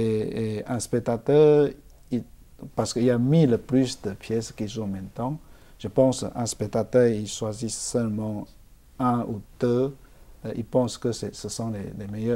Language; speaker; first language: French; non-native, fluent; Chinese